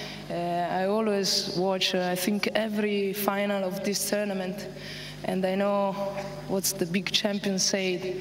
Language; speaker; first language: English; non-native, learner; Italian